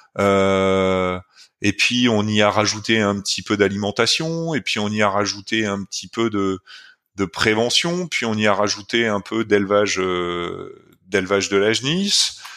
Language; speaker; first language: French; native; French